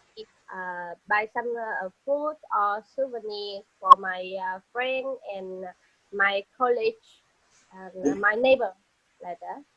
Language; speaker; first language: English; non-native, learner; Vietnamese